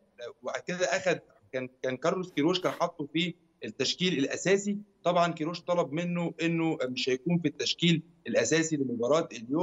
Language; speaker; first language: Arabic; native; Arabic